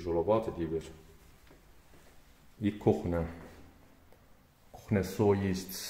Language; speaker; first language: Russian; non-native, learner; Turkish